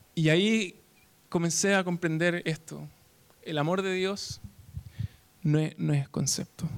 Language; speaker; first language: Spanish; native; Spanish